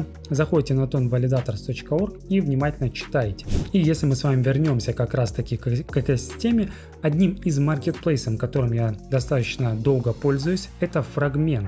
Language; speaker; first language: Russian; native; Russian